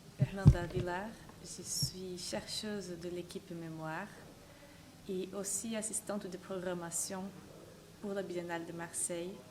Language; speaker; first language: French; non-native, fluent; Portuguese